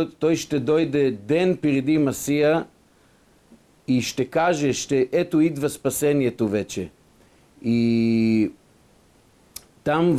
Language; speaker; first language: Bulgarian; non-native, fluent; Hebrew